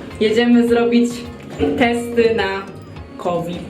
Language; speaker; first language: Polish; native; Polish